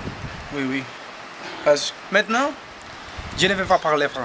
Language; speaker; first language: French; non-native, learner; Spanish